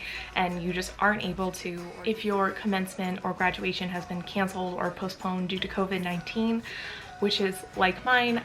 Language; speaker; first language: English; native; English